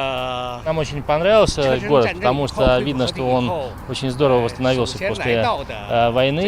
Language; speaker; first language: Russian; non-native, fluent; Chinese